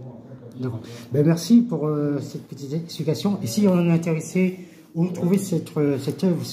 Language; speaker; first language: French; native; French